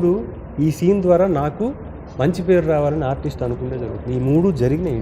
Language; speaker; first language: Telugu; native; Telugu